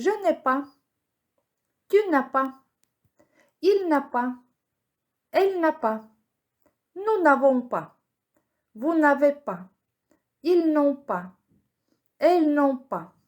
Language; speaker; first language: French; non-native, fluent; Ukrainian